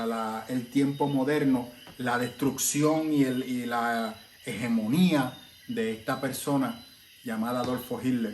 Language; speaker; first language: Spanish; native; Spanish